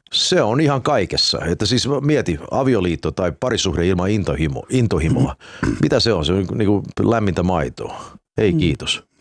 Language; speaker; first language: Finnish; early bilingual, heritage; Finnish